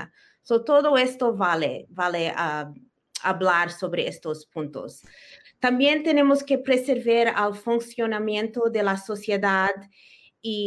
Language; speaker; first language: Spanish; early bilingual, heritage; Spanish